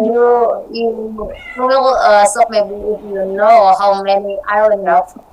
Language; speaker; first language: English; non-native, learner; Indonesian